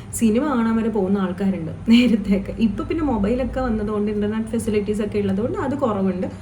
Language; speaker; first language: Malayalam; non-native, local second language; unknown